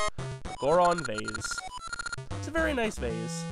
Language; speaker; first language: English; native; English